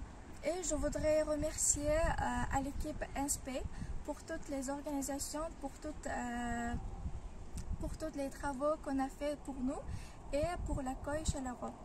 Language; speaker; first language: French; non-native, fluent; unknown